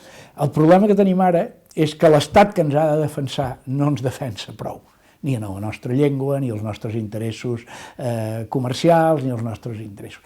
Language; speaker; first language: Catalan; native; Catalan